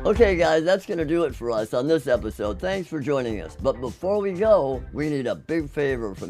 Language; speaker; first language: English; native; English